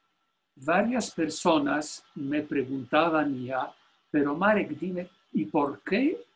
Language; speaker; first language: Spanish; non-native, fluent; Polish